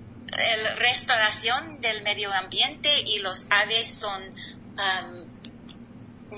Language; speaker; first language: Spanish; non-native, learner; English